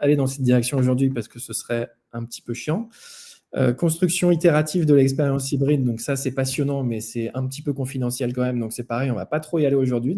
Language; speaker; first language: French; native; French